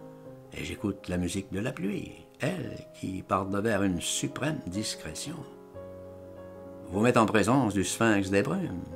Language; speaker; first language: French; native; French